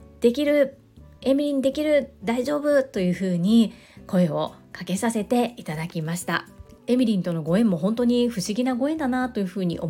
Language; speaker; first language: Japanese; native; Japanese